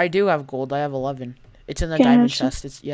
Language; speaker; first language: English; native; English